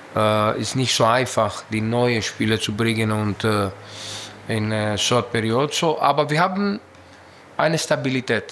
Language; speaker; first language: German; non-native, learner; Greek